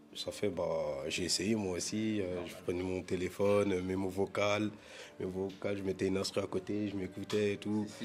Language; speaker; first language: French; native; French